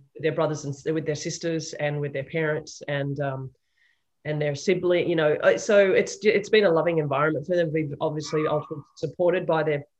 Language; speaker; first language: English; native; English